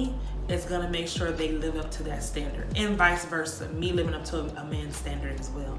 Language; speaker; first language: English; native; English